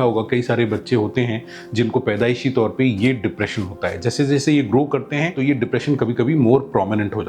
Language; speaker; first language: Hindi; native; Hindi